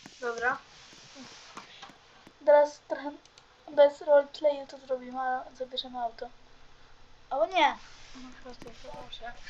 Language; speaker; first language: Polish; native; Polish